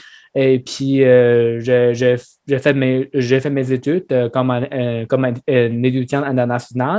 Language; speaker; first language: French; non-native, learner; Chinese